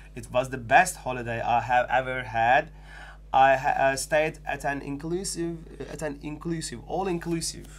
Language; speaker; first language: English; non-native, fluent; Turkish